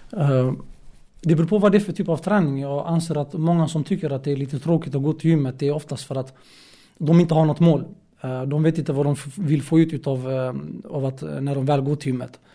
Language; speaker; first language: Swedish; early bilingual, other home language; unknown